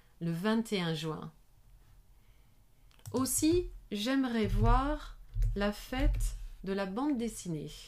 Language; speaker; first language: French; non-native, learner; English